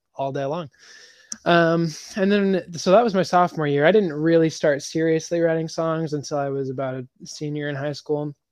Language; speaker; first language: English; native; English